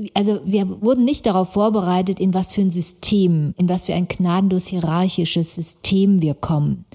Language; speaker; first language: German; native; German